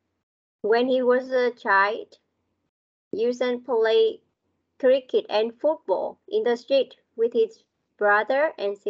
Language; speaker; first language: English; non-native, learner; Vietnamese